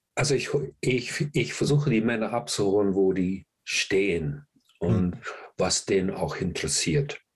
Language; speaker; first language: German; non-native, fluent; English